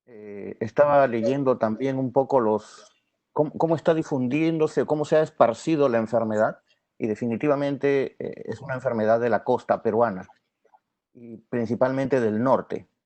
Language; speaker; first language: Spanish; native; Spanish